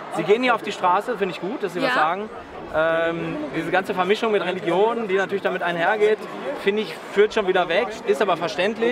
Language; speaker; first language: German; native; German